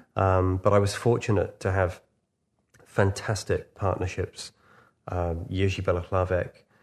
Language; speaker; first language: English; native; English